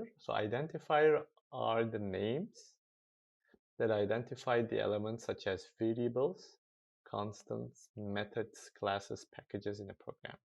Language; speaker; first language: English; non-native, fluent; Turkish